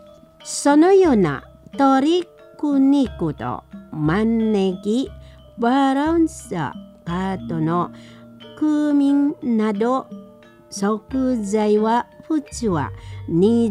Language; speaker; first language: Japanese; non-native, learner; Indonesian